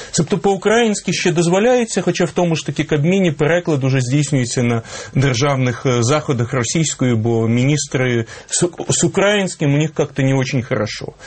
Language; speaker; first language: Ukrainian; native; Ukrainian